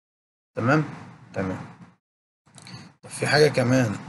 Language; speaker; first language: Arabic; native; Arabic